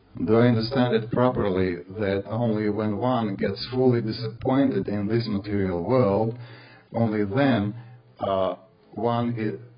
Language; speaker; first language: English; non-native, fluent; Latvian